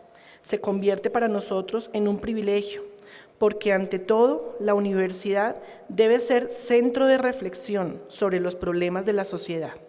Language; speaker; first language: Spanish; native; Spanish